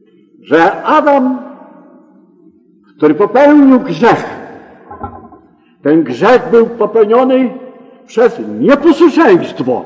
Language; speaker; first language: Polish; native; Polish